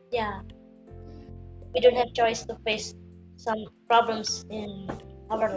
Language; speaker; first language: English; non-native, learner; Indonesian